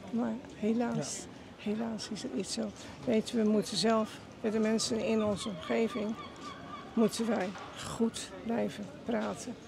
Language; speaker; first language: Dutch; native; Dutch